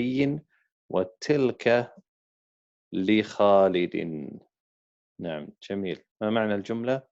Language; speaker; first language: Arabic; non-native, fluent; English